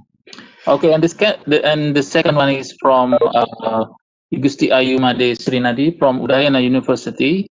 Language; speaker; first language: English; non-native, fluent; Indonesian